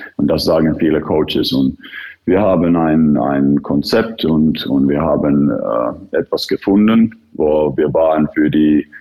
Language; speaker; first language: German; non-native, fluent; Finnish